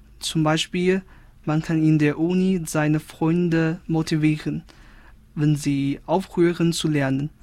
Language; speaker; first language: German; non-native, fluent; Chinese